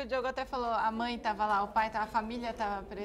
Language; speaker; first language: Portuguese; native; Portuguese